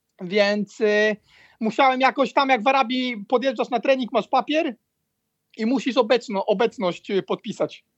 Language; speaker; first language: Polish; native; Polish